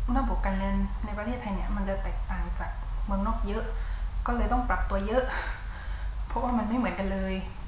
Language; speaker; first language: Thai; early bilingual, other home language; English